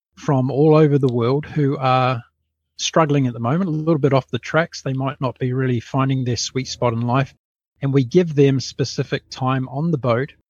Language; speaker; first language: English; native; English